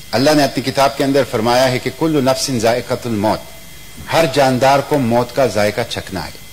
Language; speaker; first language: Urdu; non-native, local second language; Pashto